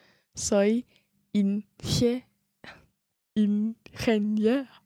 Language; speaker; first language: Spanish; non-native, learner; English